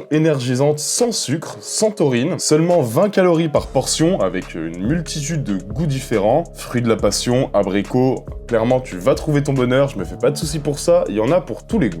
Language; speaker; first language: French; native; French